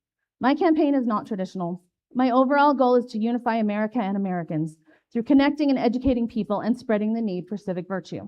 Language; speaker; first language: English; native; English